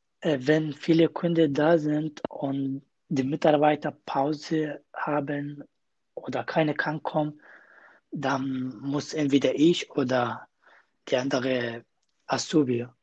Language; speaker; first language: German; non-native, learner; Kurdish